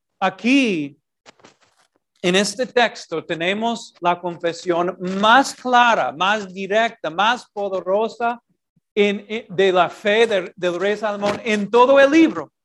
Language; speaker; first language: Spanish; non-native, fluent; English